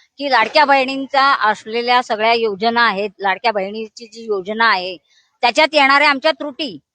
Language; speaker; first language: Marathi; native; Marathi